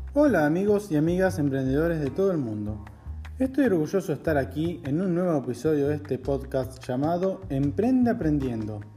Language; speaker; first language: Spanish; native; Spanish